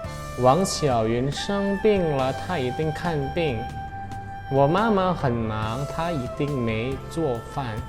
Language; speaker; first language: Chinese; non-native, fluent; Indonesian